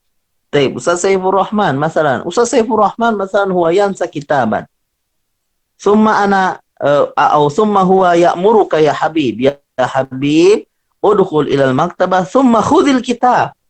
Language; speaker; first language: Arabic; non-native, fluent; Indonesian